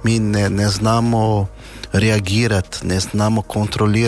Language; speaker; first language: Slovenian; non-native, fluent; Portuguese